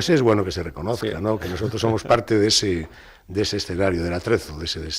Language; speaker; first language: Spanish; native; Spanish